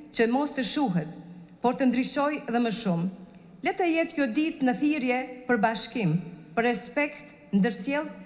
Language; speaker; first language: Albanian; non-native, local second language; Romany